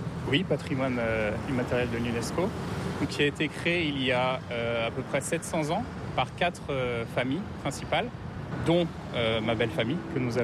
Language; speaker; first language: French; native; French